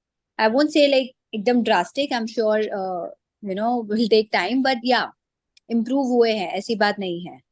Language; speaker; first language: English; non-native, local second language; Hindi